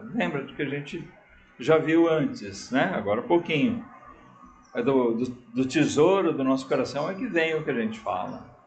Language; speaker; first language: Portuguese; native; Portuguese